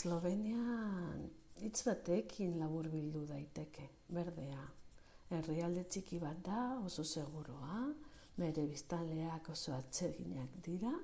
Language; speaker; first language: Basque; non-native, local second language; Spanish